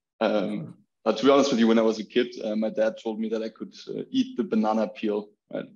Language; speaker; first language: English; non-native, fluent; German